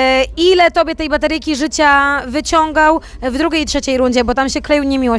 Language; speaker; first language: Polish; native; Polish